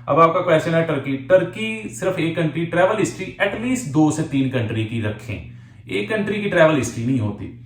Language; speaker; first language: Urdu; non-native, local second language; Punjabi